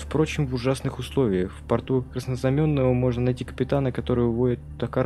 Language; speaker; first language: Russian; native; Russian